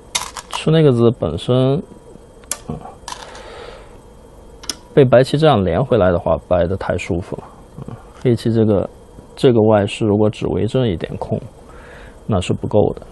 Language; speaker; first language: Chinese; native; Chinese